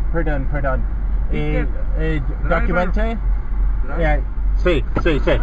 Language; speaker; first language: Spanish; non-native, learner; English